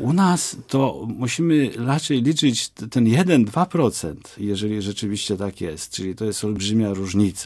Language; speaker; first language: Polish; native; Polish